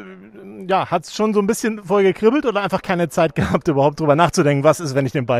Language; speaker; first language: German; native; German